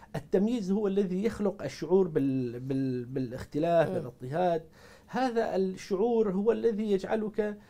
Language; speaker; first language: Arabic; non-native, local second language; Kurdish